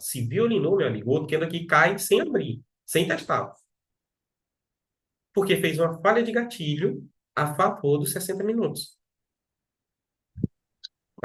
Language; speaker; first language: Portuguese; native; Portuguese